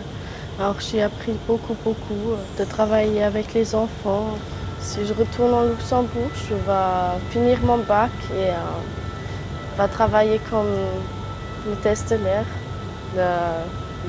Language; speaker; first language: French; non-native, learner; Luxembourgish